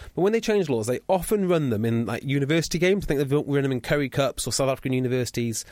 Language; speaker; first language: English; native; English